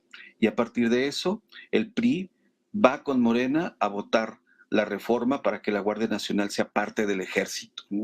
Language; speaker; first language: Spanish; native; Spanish